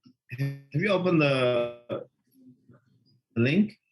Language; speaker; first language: English; non-native, learner; Malay